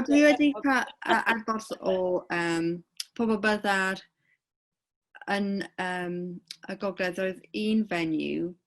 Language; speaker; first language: Welsh; non-native, fluent; English